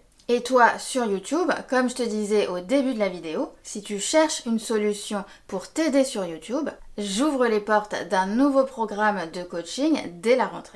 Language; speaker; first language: French; native; French